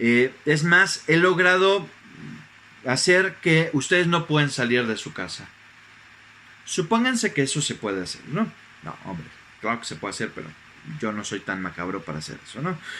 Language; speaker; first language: Spanish; native; Spanish